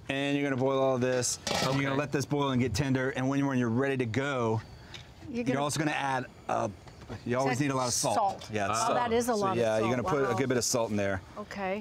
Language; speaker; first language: English; native; English